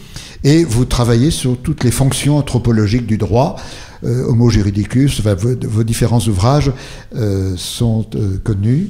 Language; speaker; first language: French; native; French